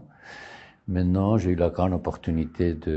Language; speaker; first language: French; non-native, learner; Spanish